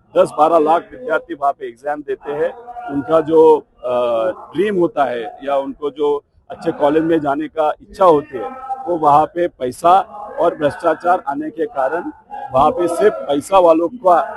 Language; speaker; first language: Hindi; non-native, local second language; Marathi